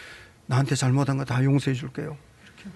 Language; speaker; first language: Korean; native; Korean